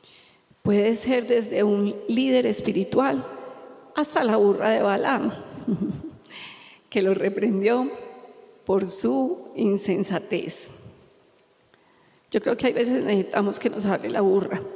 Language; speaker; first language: Spanish; native; Spanish